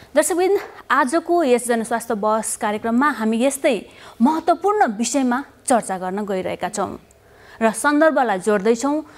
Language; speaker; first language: Nepali; native; Nepali